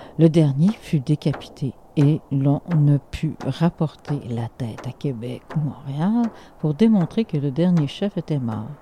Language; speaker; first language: French; native; French